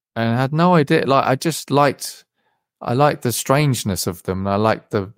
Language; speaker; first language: English; native; English